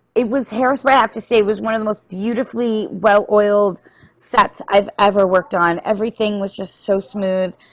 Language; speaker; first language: English; native; English